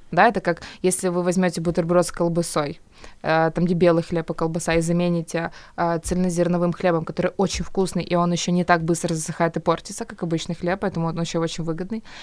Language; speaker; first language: Russian; native; Russian